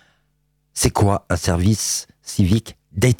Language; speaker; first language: French; native; French